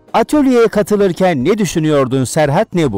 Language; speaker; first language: Turkish; native; Turkish